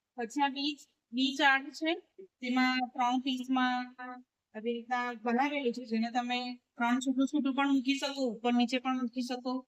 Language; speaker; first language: Gujarati; native; Gujarati